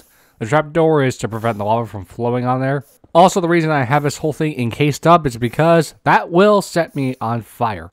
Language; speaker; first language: English; native; English